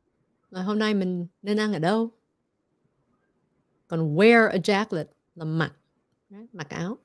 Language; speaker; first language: Vietnamese; early bilingual, heritage; Vietnamese